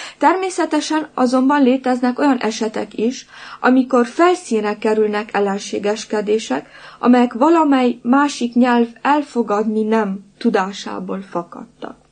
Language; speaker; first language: Hungarian; non-native, local second language; Romanian